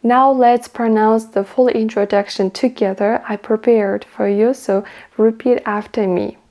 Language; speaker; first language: English; non-native, fluent; Kazakh